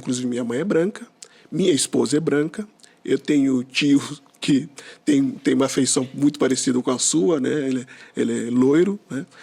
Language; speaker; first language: Portuguese; non-native, local second language; Kabuverdianu